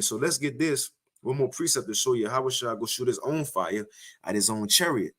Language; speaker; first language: English; native; English